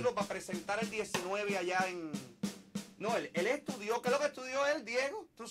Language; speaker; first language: Spanish; native; Spanish